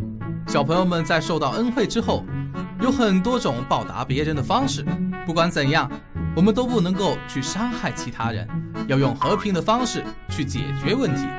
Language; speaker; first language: Chinese; native; Chinese